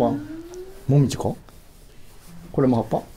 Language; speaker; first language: Japanese; native; Japanese